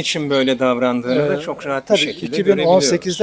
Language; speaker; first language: Turkish; native; Turkish